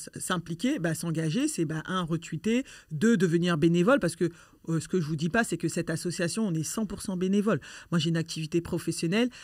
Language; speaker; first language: French; native; French